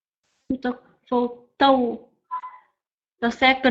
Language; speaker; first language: English; non-native, learner; Vietnamese